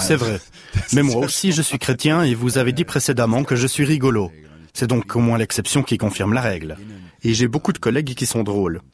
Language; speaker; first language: French; non-native, fluent; German